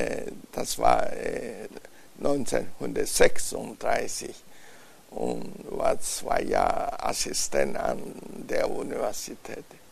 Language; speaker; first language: German; non-native, fluent; Chinese